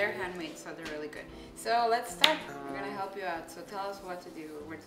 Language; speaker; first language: English; non-native, fluent; Spanish